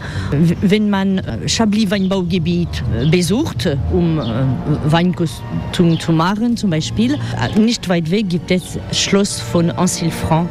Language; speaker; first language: German; non-native, fluent; French